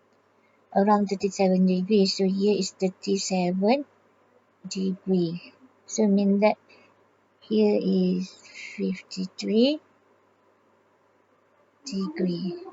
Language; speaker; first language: English; non-native, local second language; Malay